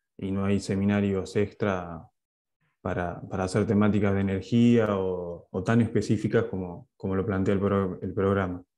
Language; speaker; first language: Spanish; non-native, fluent; French